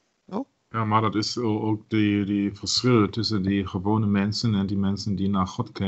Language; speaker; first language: Dutch; non-native, learner; German